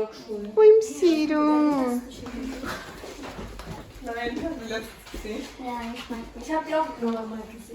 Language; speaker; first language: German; non-native, fluent; Armenian